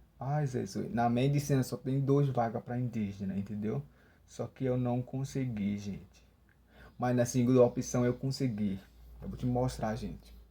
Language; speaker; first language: Portuguese; non-native, local second language; Ticuna